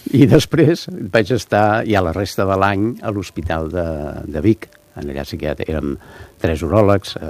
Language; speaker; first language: Catalan; native; Catalan